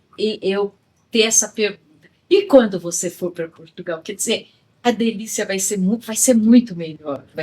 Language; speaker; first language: Portuguese; native; Portuguese